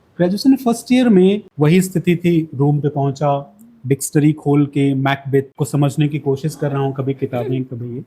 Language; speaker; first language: Hindi; native; Hindi